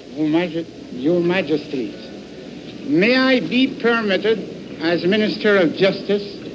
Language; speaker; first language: English; non-native, local second language; French